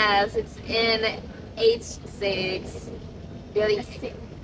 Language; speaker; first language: English; non-native, learner; Indonesian